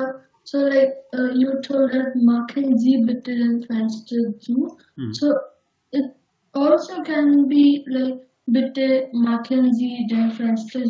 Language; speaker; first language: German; non-native, learner; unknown